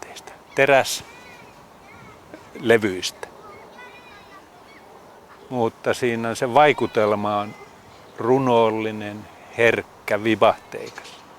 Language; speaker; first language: Finnish; native; Finnish